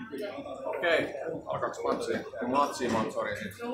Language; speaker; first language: Finnish; native; Finnish